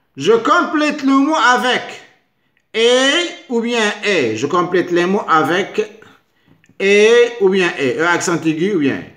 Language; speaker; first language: French; non-native, local second language; Arabic